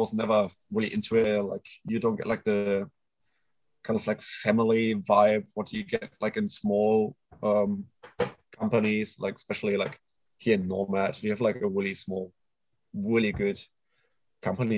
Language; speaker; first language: English; non-native, fluent; German